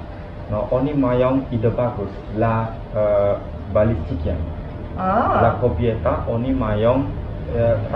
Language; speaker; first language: Polish; non-native, learner; Balinese